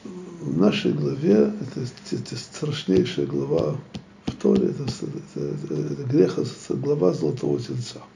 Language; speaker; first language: Russian; native; Russian